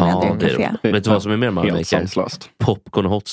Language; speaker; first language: Swedish; native; Swedish